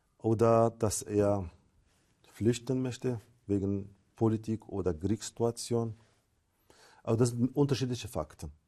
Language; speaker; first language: German; non-native, fluent; Arabic